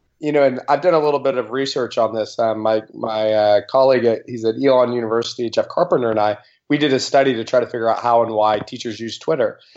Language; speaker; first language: English; native; English